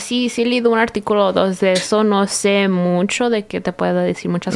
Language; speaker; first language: Spanish; early bilingual, heritage; Spanish